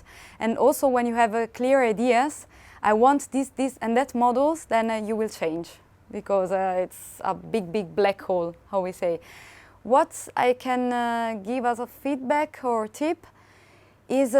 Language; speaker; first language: English; non-native, fluent; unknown